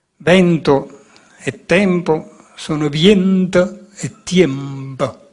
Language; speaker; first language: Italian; native; Italian